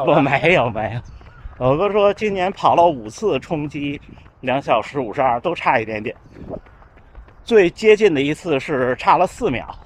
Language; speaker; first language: Chinese; native; Chinese